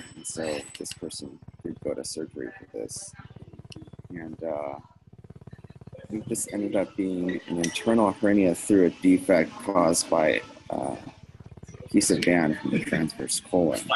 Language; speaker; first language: English; native; English